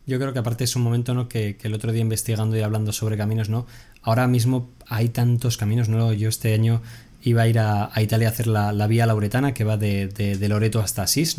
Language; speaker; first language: Spanish; native; Spanish